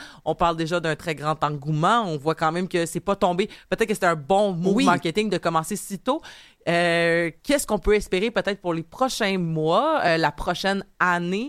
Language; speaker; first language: French; native; French